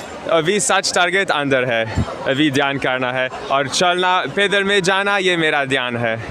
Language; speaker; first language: Hindi; non-native, learner; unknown